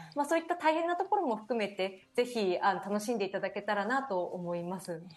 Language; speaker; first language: Japanese; native; Japanese